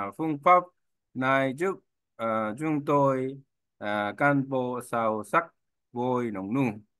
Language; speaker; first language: Vietnamese; non-native, learner; Korean